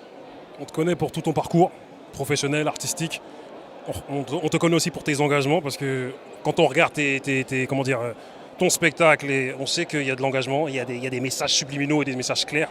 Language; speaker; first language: French; native; French